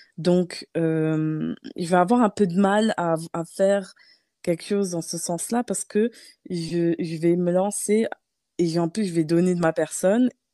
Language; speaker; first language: French; native; French